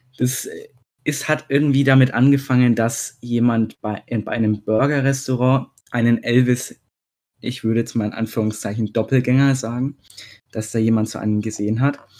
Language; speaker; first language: German; native; German